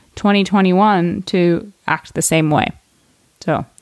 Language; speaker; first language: English; native; English